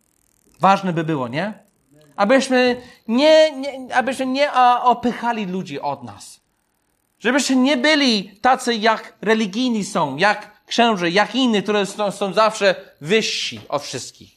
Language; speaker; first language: Polish; non-native, fluent; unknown